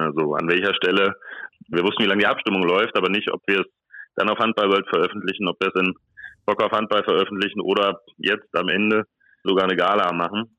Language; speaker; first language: German; native; German